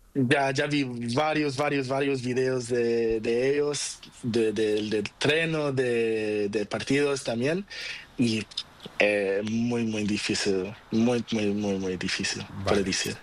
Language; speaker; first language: Spanish; non-native, learner; Portuguese